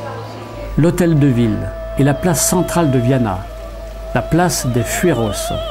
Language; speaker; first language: French; native; French